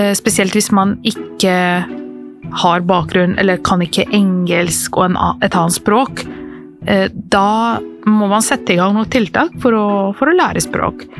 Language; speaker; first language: Norwegian; non-native, fluent; Serbian